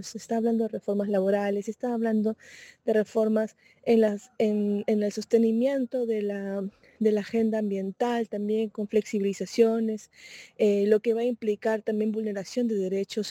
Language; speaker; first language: Spanish; native; Spanish